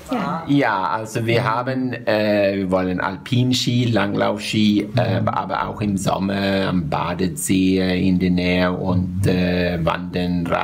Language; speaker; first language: German; non-native, fluent; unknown